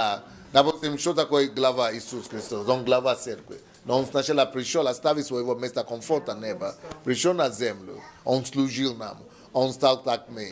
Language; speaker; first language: Russian; non-native, learner; Yoruba